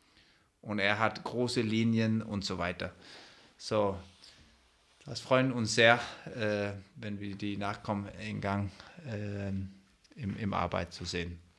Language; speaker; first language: German; non-native, fluent; Danish